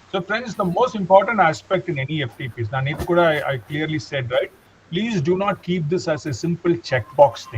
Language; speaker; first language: English; non-native, local second language; Tamil